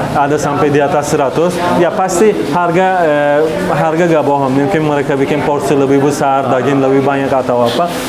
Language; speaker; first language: Indonesian; non-native, fluent; Turkish